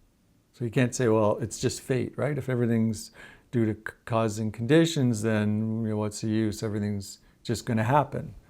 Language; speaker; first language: English; native; English